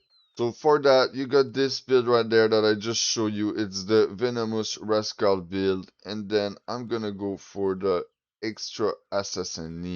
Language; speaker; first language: English; non-native, fluent; French